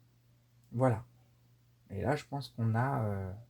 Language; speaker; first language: French; native; French